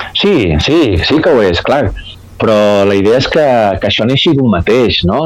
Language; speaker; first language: Catalan; native; Catalan